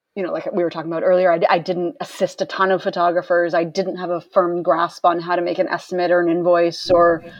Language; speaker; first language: English; native; English